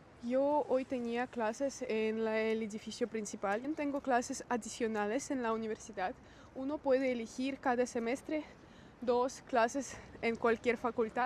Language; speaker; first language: Spanish; non-native, fluent; Russian